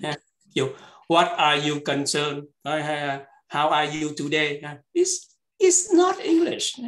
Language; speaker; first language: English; non-native, fluent; Vietnamese